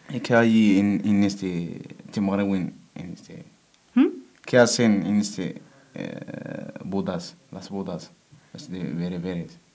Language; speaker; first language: Spanish; non-native, learner; Berber languages